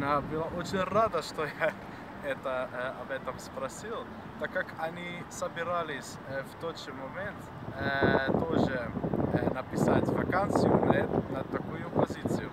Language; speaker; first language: Russian; non-native, fluent; Dutch